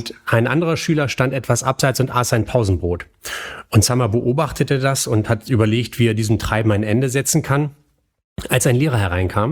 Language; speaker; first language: German; native; German